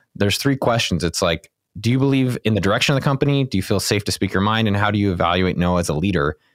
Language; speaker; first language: English; native; English